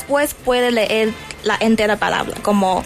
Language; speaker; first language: Spanish; non-native, learner; Chinese